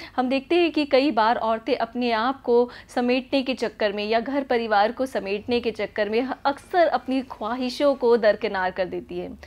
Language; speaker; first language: Hindi; native; Hindi